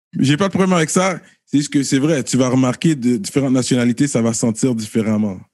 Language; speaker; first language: French; early bilingual, other home language; Haitian Creole